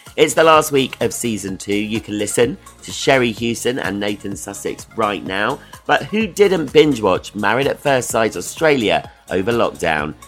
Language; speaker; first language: English; native; English